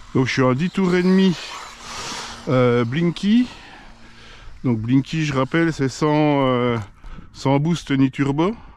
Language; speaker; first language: French; native; French